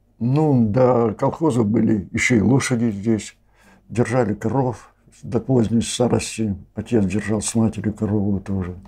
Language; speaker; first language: Russian; native; Russian